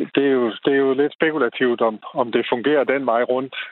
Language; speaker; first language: Danish; native; Danish